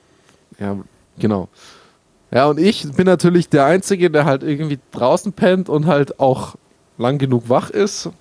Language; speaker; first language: German; native; German